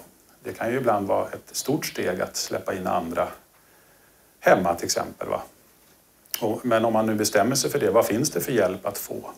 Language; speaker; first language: Swedish; native; Swedish